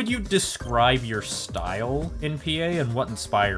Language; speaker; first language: English; native; English